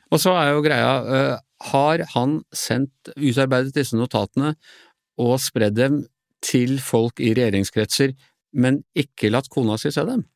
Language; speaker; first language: Norwegian; native; Norwegian